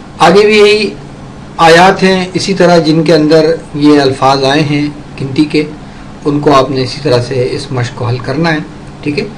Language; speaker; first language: Urdu; native; Urdu